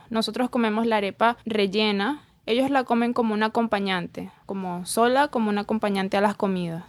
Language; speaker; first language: Spanish; native; Spanish